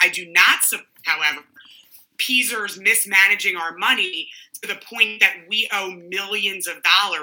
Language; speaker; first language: English; native; English